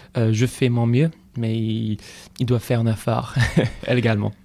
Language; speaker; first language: French; non-native, fluent; English